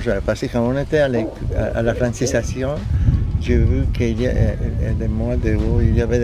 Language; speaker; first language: French; non-native, learner; Spanish